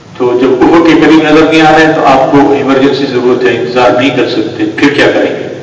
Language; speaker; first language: Urdu; non-native, local second language; Pashto